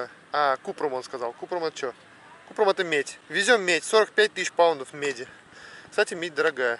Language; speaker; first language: Russian; native; Russian